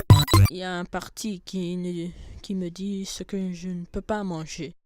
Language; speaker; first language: French; non-native, fluent; English